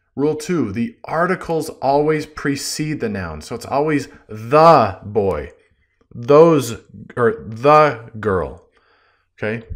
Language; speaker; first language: English; native; English